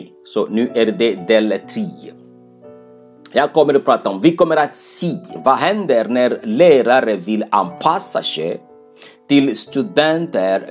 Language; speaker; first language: Swedish; non-native, fluent; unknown